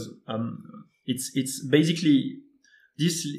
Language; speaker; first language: English; non-native, fluent; French